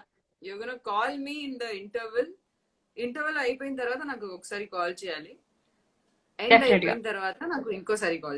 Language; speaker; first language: Telugu; non-native, fluent; Tamil